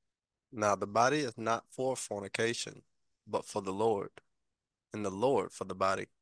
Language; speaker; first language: English; native; English